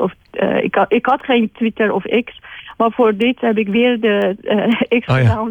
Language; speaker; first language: Dutch; non-native, fluent; Persian